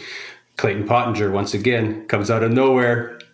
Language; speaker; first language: English; native; English